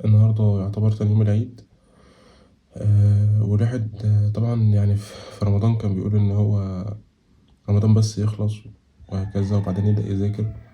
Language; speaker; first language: Arabic; native; Arabic